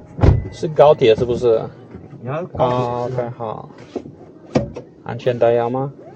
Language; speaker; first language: Chinese; non-native, fluent; Polish